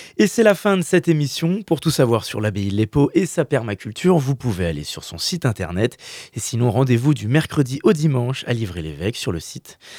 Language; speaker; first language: French; native; French